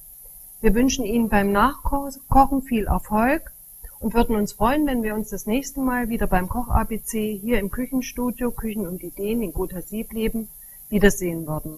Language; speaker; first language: German; native; German